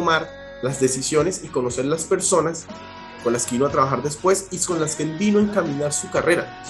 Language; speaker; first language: Spanish; native; Spanish